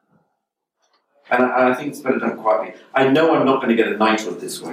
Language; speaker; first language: English; native; English